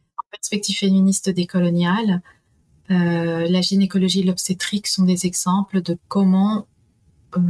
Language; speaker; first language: French; non-native, fluent; Spanish